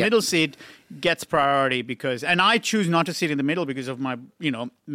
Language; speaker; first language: English; non-native, local second language; Sinhala